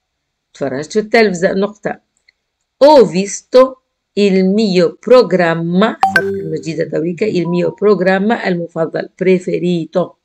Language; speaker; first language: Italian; non-native, fluent; Arabic